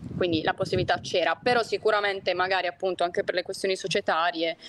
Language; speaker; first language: Italian; native; Italian